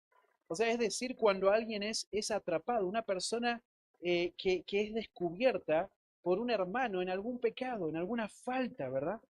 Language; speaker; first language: Spanish; native; Spanish